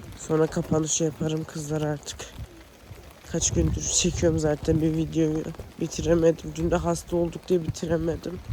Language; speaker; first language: Turkish; early bilingual, heritage; Turkish